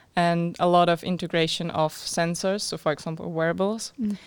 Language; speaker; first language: English; non-native, fluent; German